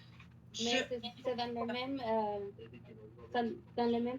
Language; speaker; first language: French; non-native, learner; Spanish